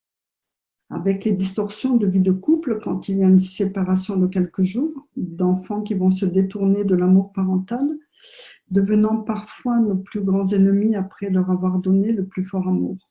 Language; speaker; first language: French; native; French